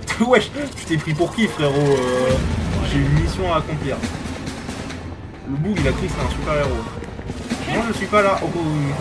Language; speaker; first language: French; native; French